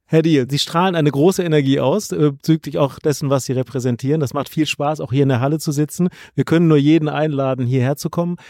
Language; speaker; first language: German; native; German